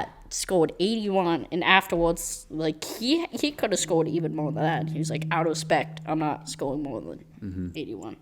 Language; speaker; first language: English; native; English